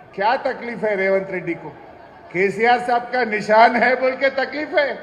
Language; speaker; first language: Hindi; non-native, local second language; Telugu